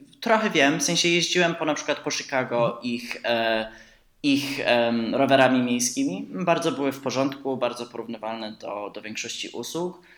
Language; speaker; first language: Polish; early bilingual, heritage; Polish